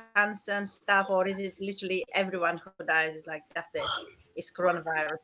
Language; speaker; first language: English; non-native, fluent; Bulgarian